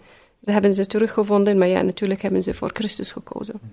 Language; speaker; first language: Dutch; early bilingual, other home language; Arabic